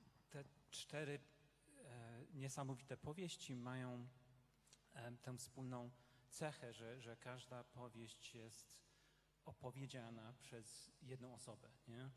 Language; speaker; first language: Polish; non-native, fluent; English